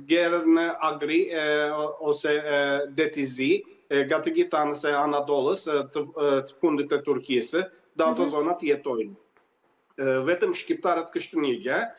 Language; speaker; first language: Albanian; early bilingual, heritage; Albanian